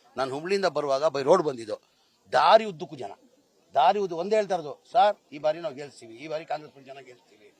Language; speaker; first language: Kannada; non-native, local second language; Urdu